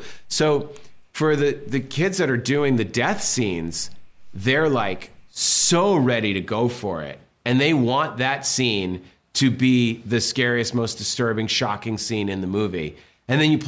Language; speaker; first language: English; native; English